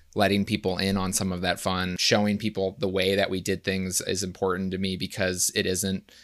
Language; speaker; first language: English; native; English